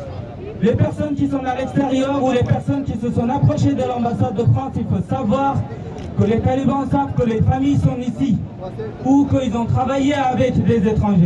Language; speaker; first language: French; non-native, fluent; Persian